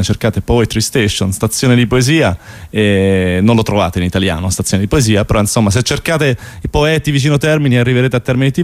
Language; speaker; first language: Italian; native; Italian